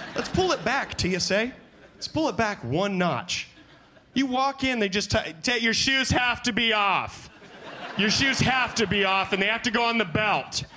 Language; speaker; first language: English; native; English